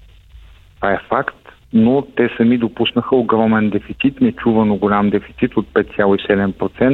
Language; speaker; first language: Bulgarian; native; Bulgarian